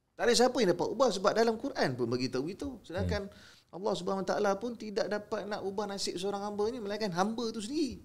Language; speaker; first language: Malay; native; Malay